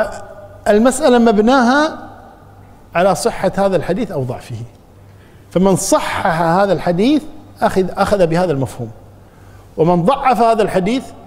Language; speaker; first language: Arabic; native; Arabic